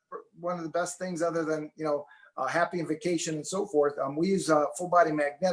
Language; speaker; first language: English; native; English